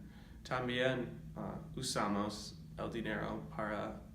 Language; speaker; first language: Spanish; non-native, learner; English